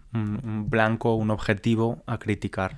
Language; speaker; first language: Spanish; native; Spanish